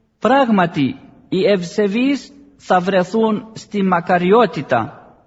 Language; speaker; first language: Greek; non-native, fluent; Arabic